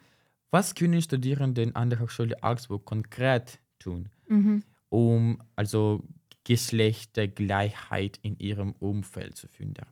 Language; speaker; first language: German; non-native, fluent; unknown